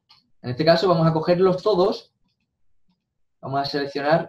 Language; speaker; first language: Spanish; native; Spanish